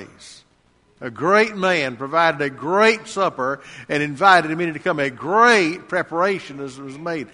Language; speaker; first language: English; native; English